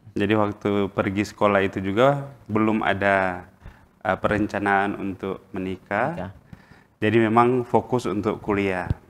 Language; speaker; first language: Indonesian; native; Indonesian